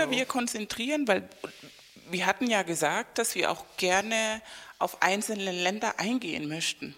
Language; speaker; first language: German; non-native, fluent; Spanish